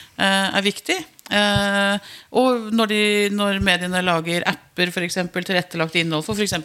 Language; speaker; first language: Norwegian; native; Norwegian